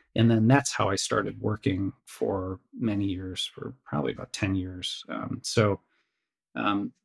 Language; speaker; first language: English; native; English